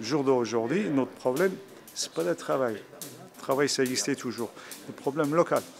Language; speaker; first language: French; native; French